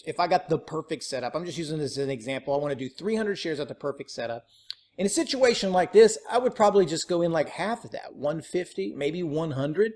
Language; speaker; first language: English; native; English